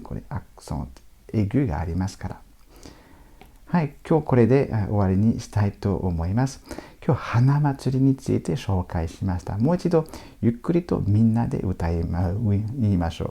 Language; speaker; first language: Japanese; non-native, fluent; French